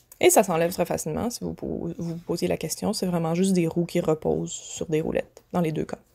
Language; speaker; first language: French; native; French